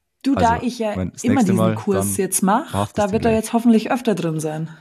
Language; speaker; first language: German; native; German